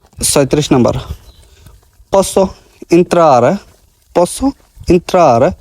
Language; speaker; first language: Italian; non-native, learner; Bangla